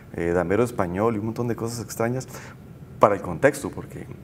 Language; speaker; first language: Spanish; native; Spanish